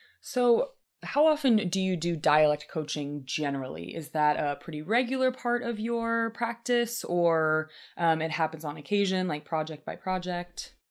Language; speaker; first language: English; native; English